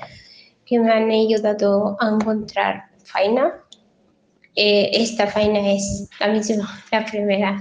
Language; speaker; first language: Spanish; non-native, fluent; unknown